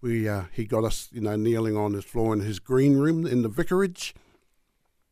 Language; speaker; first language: English; native; English